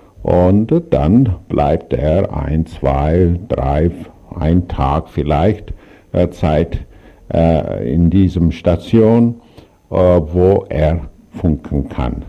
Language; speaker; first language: German; non-native, learner; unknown